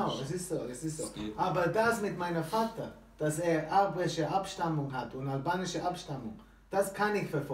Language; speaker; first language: German; non-native, fluent; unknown